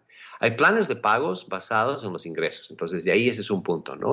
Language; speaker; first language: Spanish; native; Spanish